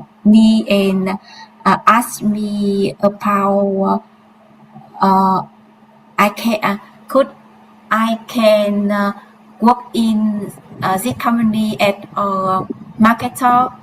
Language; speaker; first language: English; non-native, learner; Vietnamese